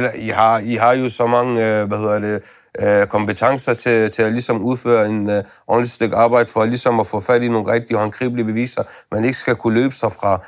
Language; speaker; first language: Danish; early bilingual, other home language; Arabic